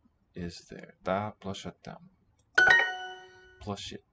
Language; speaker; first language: Russian; non-native, learner; English